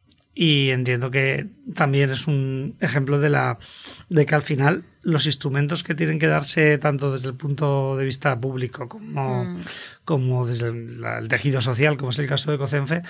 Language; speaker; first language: Spanish; native; Spanish